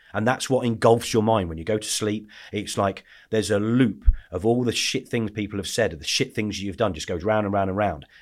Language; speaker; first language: English; native; English